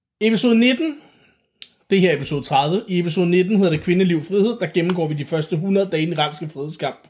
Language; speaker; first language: Danish; native; Danish